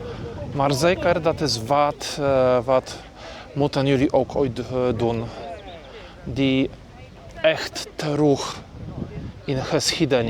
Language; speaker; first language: Dutch; non-native, learner; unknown